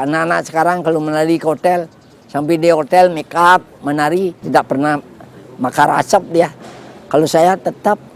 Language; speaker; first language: Indonesian; non-native, local second language; Balinese